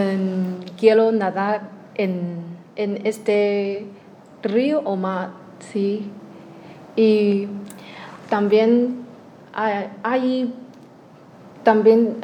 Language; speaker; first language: Spanish; non-native, learner; Chinese